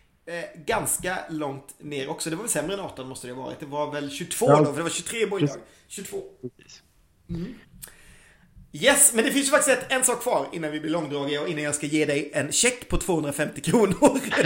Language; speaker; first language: Swedish; native; Swedish